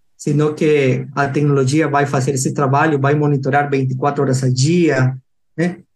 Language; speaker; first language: Portuguese; non-native, fluent; Spanish